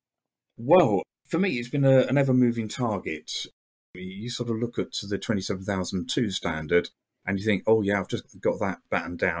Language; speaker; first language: English; native; English